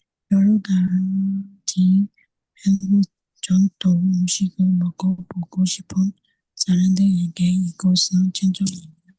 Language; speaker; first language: Korean; non-native, learner; Burmese